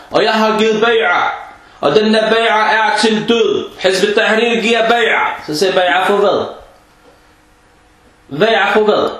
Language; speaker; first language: Danish; non-native, fluent; Arabic